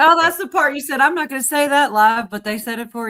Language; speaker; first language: English; native; English